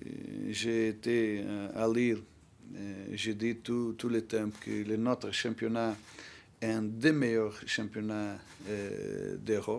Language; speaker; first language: French; non-native, fluent; Portuguese